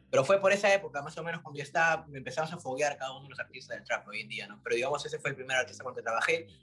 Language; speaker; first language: Spanish; native; Spanish